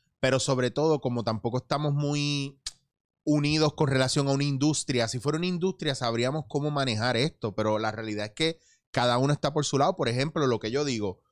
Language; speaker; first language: Spanish; native; Spanish